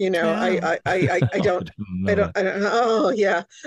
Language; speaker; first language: English; early bilingual, other home language; Hungarian